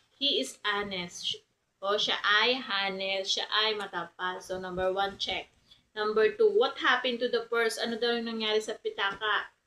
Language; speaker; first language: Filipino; native; Filipino